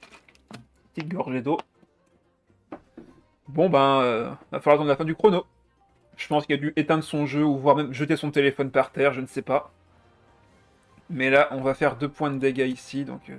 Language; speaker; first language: French; native; French